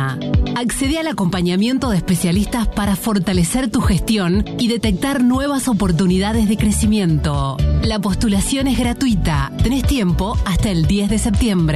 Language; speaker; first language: Spanish; native; Spanish